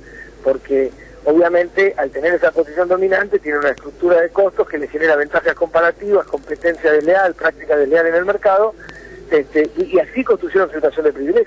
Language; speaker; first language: Spanish; native; Spanish